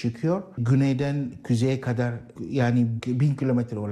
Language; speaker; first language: Turkish; non-native, learner; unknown